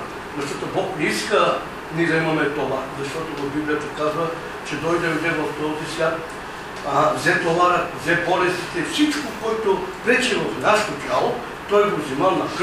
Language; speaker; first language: Bulgarian; non-native, local second language; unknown